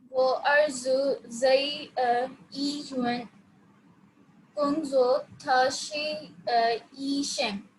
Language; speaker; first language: Chinese; non-native, learner; Hindi